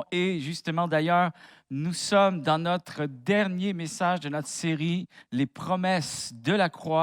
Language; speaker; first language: French; native; French